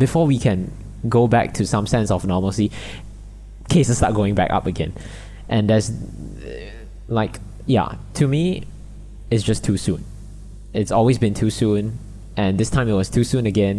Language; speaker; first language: English; non-native, local second language; Chinese